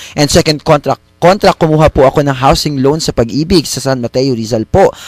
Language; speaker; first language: Filipino; native; Filipino